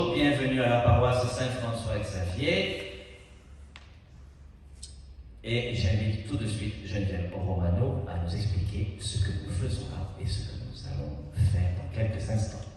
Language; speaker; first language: French; native; French